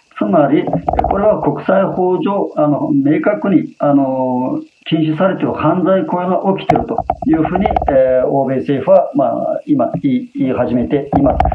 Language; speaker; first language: Japanese; non-native, fluent; Uyghur